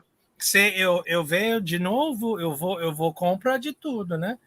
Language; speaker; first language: Portuguese; non-native, learner; English